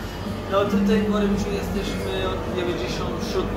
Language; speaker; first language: Polish; non-native, learner; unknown